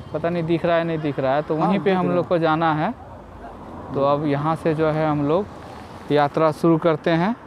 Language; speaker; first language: Hindi; native; Hindi